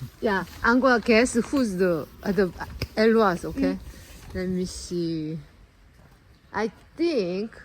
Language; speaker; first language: English; non-native, learner; Korean